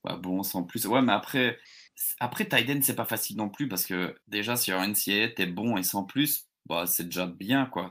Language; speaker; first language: French; native; French